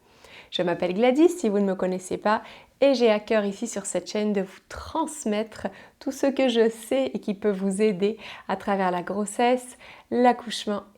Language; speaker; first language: French; native; French